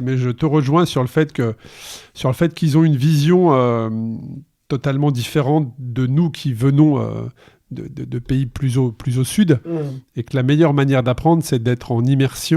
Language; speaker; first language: French; native; French